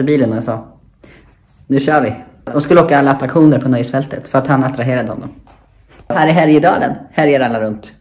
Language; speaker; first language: Swedish; native; Swedish